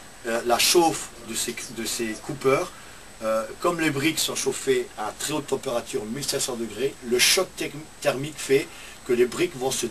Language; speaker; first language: French; native; French